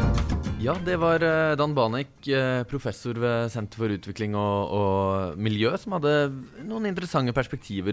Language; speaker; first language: Norwegian; native; Norwegian